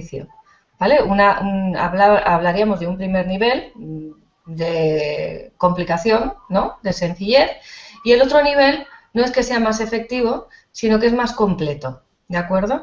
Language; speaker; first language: Spanish; native; Spanish